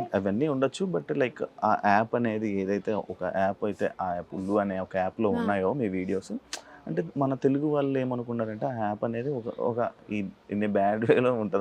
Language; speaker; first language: Telugu; native; Telugu